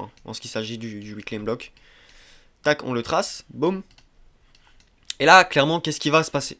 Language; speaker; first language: French; native; French